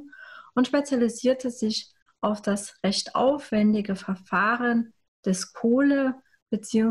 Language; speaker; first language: German; native; German